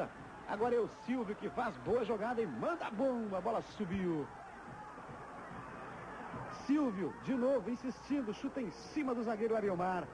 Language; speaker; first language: Portuguese; native; Portuguese